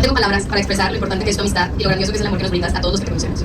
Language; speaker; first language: Spanish; native; Spanish